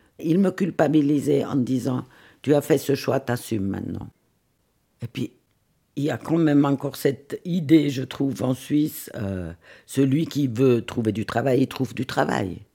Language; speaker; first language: French; non-native, fluent; Swiss German